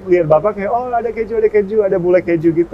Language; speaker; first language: Indonesian; early bilingual, heritage; English